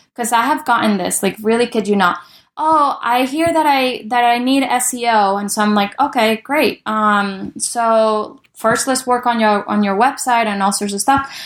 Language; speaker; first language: English; early bilingual, other home language; Spanish